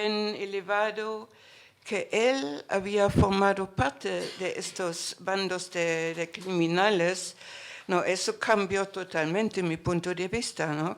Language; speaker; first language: Spanish; non-native, fluent; German